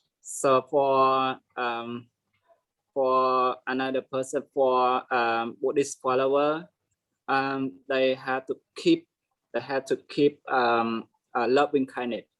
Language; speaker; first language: English; non-native, learner; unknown